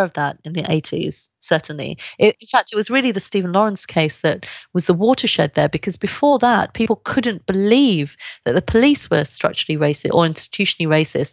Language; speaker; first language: English; native; English